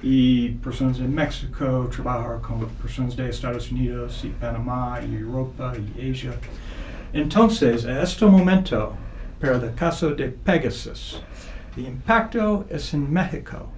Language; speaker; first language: Spanish; non-native, learner; English